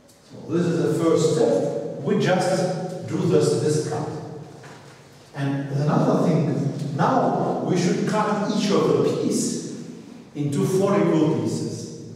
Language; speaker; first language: English; non-native, fluent; Russian